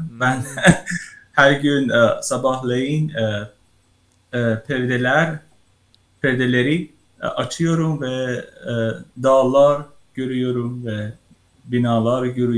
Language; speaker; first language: Turkish; non-native, learner; Persian